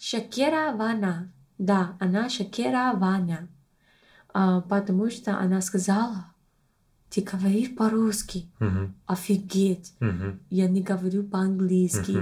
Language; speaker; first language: Russian; non-native, learner; English